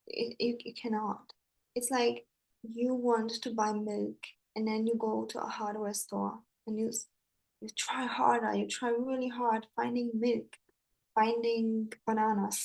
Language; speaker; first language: English; non-native, fluent; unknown